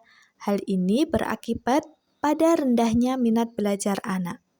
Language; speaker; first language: Indonesian; native; Indonesian